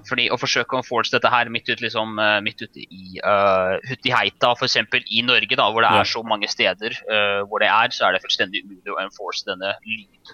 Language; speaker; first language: Norwegian; native; Norwegian